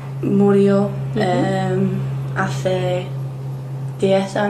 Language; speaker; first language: Spanish; non-native, learner; English